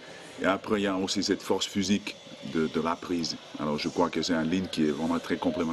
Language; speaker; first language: French; non-native, fluent; Finnish